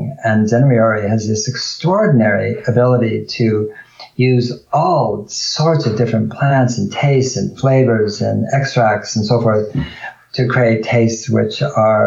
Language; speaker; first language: English; native; English